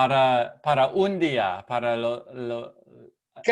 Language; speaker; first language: Spanish; non-native, learner; English